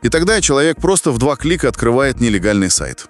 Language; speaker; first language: Russian; native; Russian